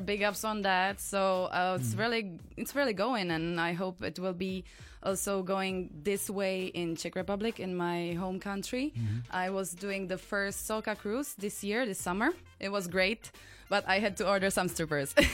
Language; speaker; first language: English; non-native, fluent; Czech